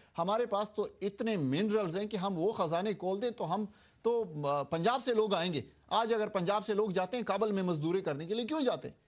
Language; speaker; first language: Urdu; non-native, local second language; Pashto